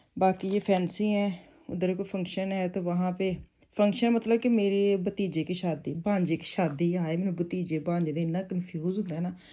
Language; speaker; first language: Urdu; non-native, local second language; Punjabi